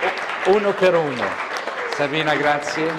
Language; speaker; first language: Italian; non-native, fluent; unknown